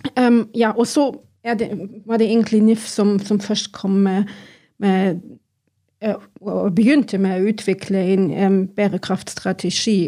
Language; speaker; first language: Norwegian; non-native, fluent; German